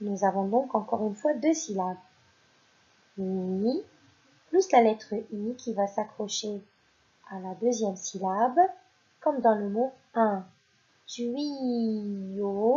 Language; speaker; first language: French; non-native, local second language; Arabic